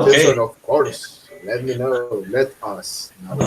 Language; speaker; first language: English; non-native, fluent; Spanish